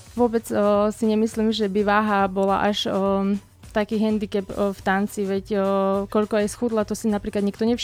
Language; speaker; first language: Slovak; native; Slovak